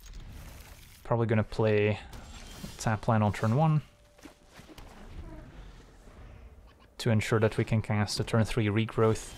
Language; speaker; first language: English; native; English